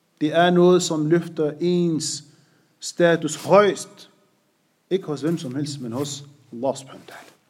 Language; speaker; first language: Danish; non-native, fluent; Arabic